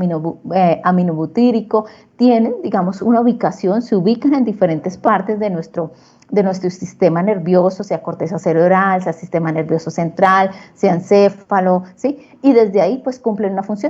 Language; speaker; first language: Spanish; native; Spanish